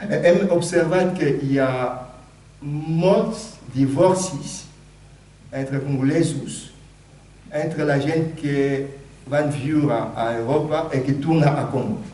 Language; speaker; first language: Catalan; non-native, fluent; Lingala